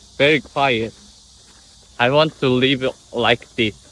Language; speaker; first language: English; non-native, learner; Korean